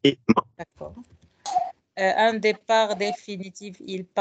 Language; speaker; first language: French; non-native, fluent; Arabic